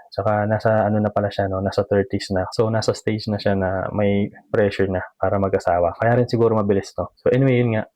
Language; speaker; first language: Filipino; native; Filipino